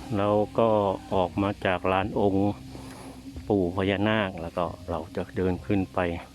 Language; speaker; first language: Thai; native; Thai